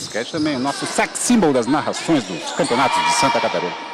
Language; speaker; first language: Portuguese; native; Portuguese